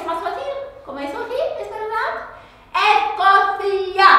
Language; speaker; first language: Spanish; non-native, learner; English